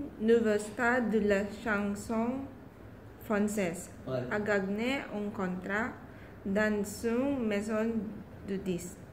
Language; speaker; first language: French; non-native, learner; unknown